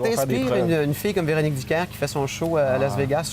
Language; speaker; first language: French; native; French